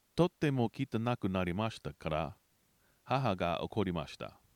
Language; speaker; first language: Japanese; non-native, learner; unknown